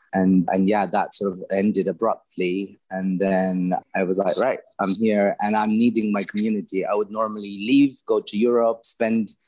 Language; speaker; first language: English; non-native, fluent; Romanian